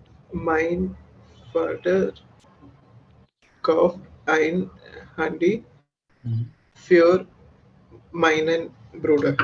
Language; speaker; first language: German; non-native, learner; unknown